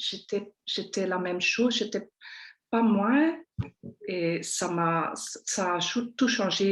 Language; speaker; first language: French; non-native, local second language; Dutch